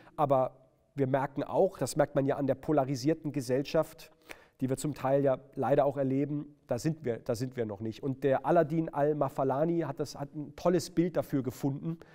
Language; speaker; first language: German; native; German